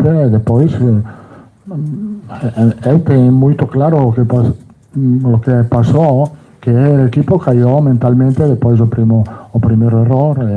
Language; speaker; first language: Portuguese; non-native, learner; Italian